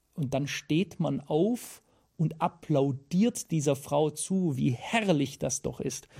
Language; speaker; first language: German; native; German